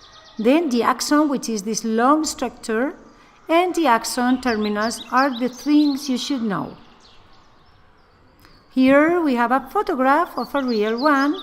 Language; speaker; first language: English; non-native, fluent; Spanish